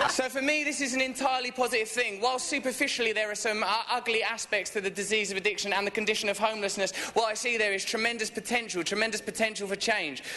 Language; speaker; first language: English; native; English